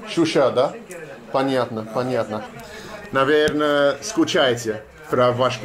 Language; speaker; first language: Russian; non-native, learner; English